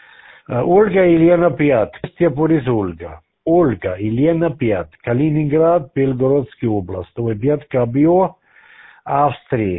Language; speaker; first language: Russian; non-native, learner; German